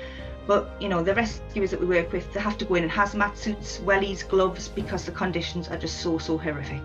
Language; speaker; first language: English; native; English